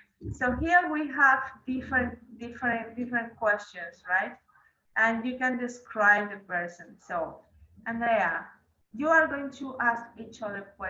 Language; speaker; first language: English; non-native, fluent; Spanish